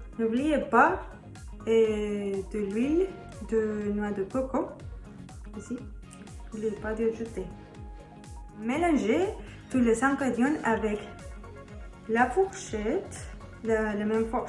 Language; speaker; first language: French; non-native, learner; Spanish